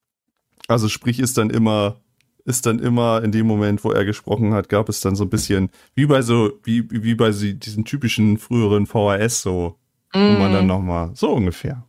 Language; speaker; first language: German; native; German